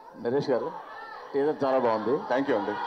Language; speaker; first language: Telugu; native; Telugu